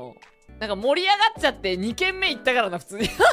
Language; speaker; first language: Japanese; native; Japanese